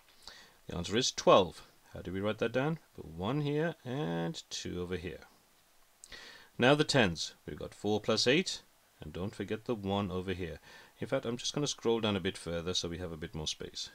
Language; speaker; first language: English; native; English